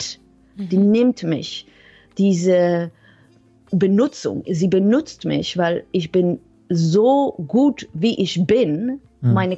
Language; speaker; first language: German; non-native, fluent; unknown